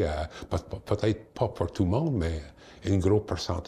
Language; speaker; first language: French; non-native, local second language; English